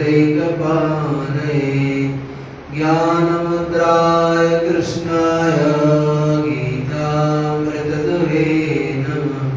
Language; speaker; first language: Hindi; native; Hindi